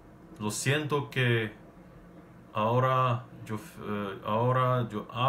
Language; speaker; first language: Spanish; non-native, learner; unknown